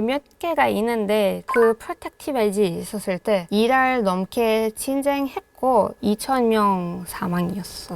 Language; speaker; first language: Korean; non-native, fluent; Hebrew